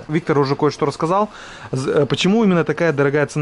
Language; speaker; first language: Russian; native; Russian